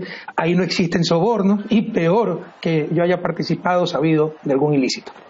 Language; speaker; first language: Spanish; native; Spanish